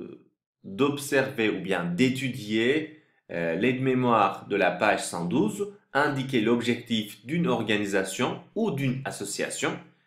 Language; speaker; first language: French; non-native, fluent; Turkish